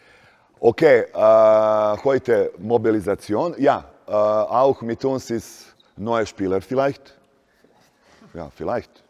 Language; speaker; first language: German; non-native, learner; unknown